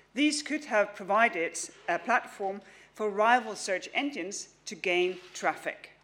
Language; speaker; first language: English; non-native, fluent; Danish